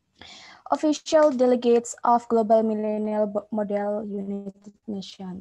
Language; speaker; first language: English; non-native, fluent; Indonesian